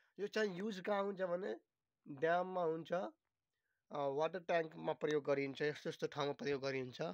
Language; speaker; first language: Nepali; native; Nepali